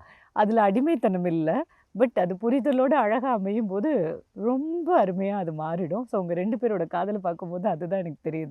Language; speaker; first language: Tamil; native; Tamil